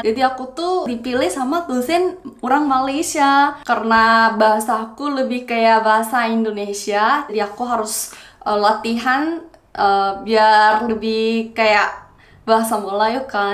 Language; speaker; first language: Indonesian; non-native, fluent; Korean